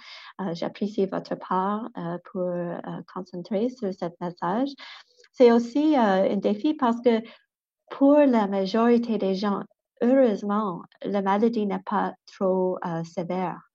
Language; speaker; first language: French; non-native, local second language; English